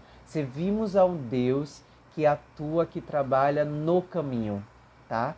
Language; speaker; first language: Portuguese; native; Portuguese